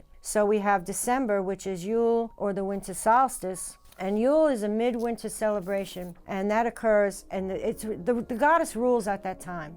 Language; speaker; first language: English; native; English